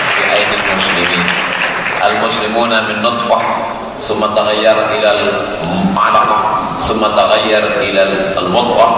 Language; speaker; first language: Arabic; non-native, fluent; Indonesian